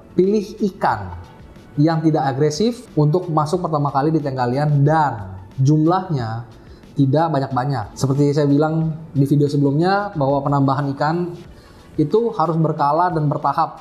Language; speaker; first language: Indonesian; native; Indonesian